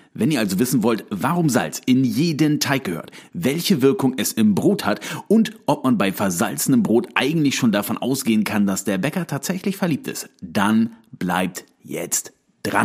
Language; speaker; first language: German; native; German